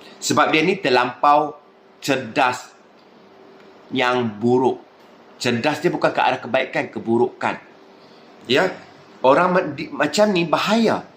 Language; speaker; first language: Malay; native; Malay